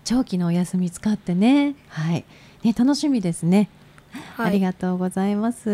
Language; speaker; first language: Japanese; native; Japanese